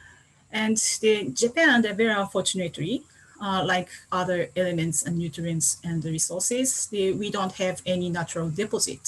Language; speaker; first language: English; non-native, fluent; Japanese